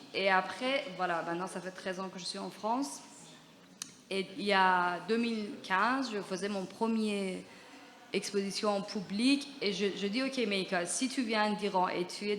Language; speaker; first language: French; non-native, fluent; Persian